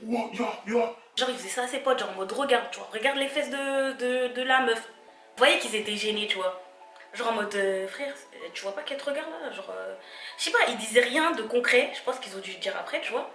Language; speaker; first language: French; native; French